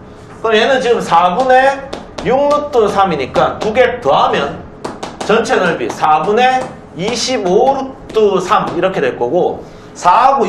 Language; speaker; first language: Korean; native; Korean